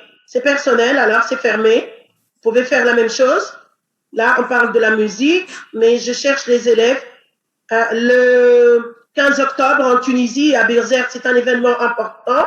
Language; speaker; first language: French; non-native, local second language; Arabic